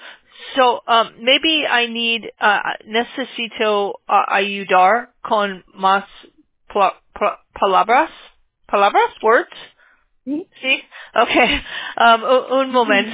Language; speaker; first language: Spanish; non-native, learner; English